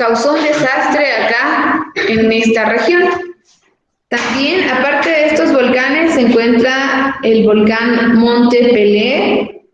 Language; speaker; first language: Spanish; native; Spanish